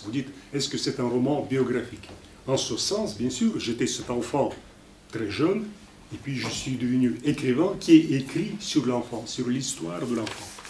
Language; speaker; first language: French; non-native, fluent; Russian